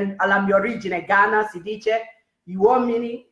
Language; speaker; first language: Italian; non-native, fluent; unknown